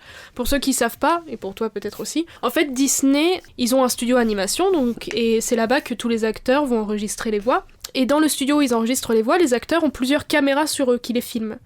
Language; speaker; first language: French; native; French